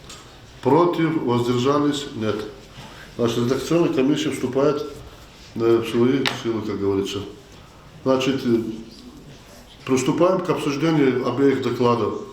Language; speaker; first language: Russian; non-native, local second language; Lezghian